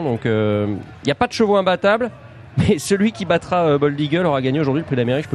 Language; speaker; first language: French; native; French